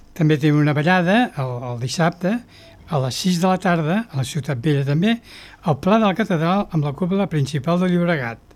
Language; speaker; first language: Catalan; native; Catalan